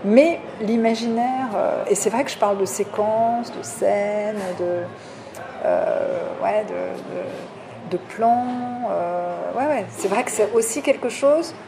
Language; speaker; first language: French; native; French